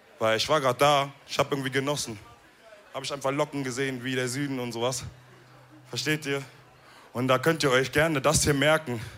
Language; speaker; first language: German; early bilingual, other home language; Wolof